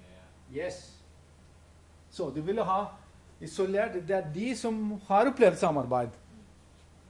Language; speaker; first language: Norwegian; non-native, fluent; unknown